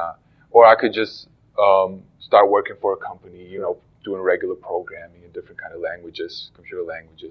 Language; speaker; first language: English; non-native, fluent; German